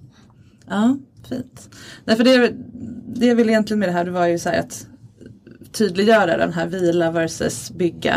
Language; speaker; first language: Swedish; native; Swedish